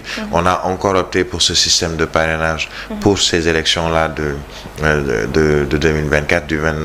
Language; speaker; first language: French; non-native, local second language; Wolof